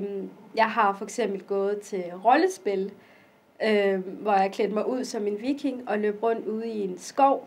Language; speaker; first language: Danish; early bilingual, other home language; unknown